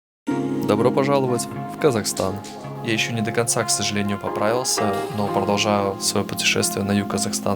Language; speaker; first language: Russian; native; Russian